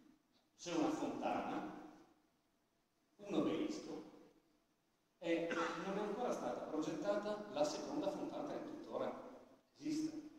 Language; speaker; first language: Italian; native; Italian